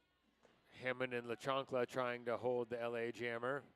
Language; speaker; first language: English; native; English